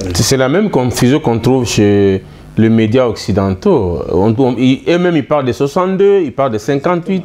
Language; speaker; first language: French; non-native, local second language; Lingala